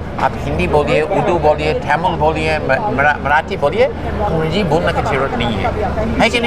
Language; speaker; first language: Hindi; non-native, learner; English